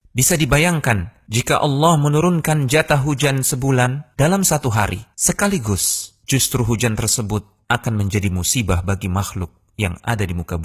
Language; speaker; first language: Indonesian; native; Indonesian